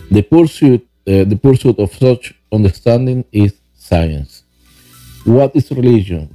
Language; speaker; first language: English; non-native, fluent; Spanish